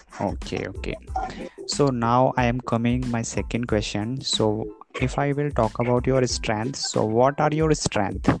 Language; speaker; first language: English; non-native, learner; Hindi